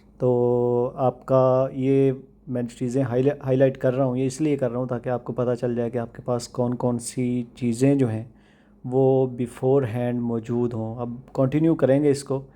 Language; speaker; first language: Urdu; non-native, local second language; Punjabi